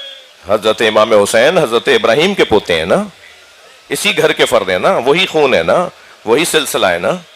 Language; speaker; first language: Urdu; native; Urdu